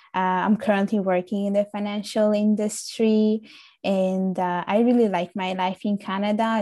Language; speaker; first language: English; early bilingual, other home language; Italian